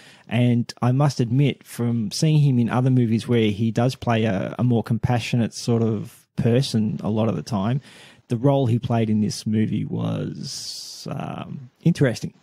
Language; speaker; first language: English; native; English